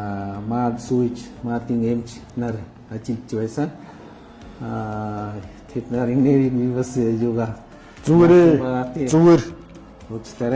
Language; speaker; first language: Mongolian; non-native, fluent; Lao